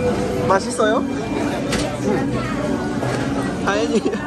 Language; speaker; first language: Korean; non-native, learner; Chinese